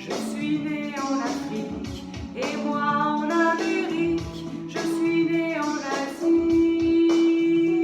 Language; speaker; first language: French; native; French